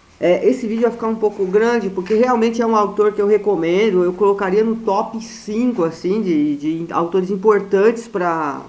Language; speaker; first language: Portuguese; native; Portuguese